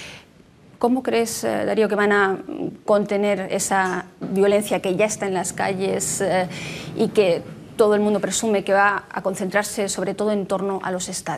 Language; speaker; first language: Spanish; native; Spanish